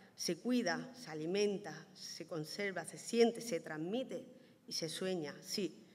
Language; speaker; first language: Spanish; native; Spanish